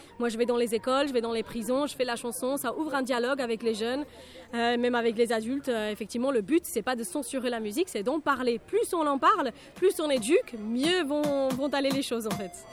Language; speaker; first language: French; non-native, fluent; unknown